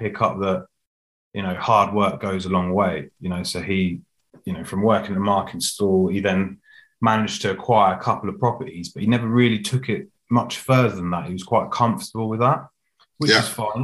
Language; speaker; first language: English; native; English